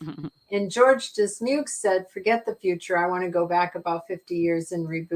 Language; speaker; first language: English; native; English